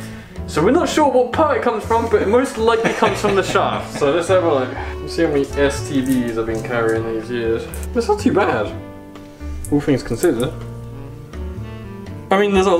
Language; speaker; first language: English; native; English